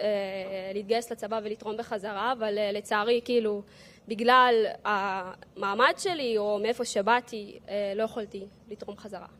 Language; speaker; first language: Hebrew; early bilingual, other home language; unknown